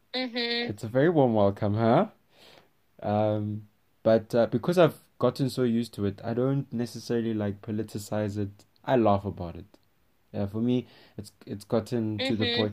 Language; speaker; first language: English; non-native, local second language; Tswana